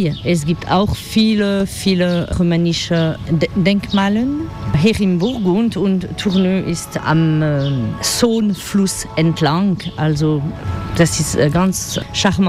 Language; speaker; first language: German; non-native, fluent; French